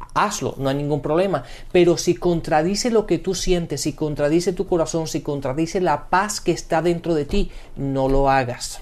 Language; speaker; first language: Spanish; early bilingual, heritage; Spanish